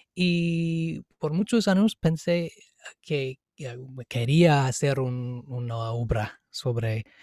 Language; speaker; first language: Spanish; non-native, fluent; English